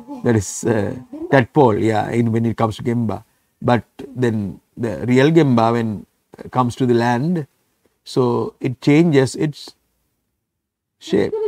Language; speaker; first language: English; non-native, local second language; Sinhala